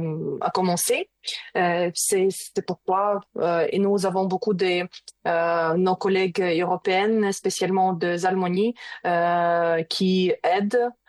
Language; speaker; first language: French; non-native, learner; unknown